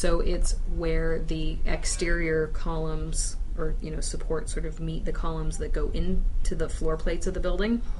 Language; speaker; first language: English; native; English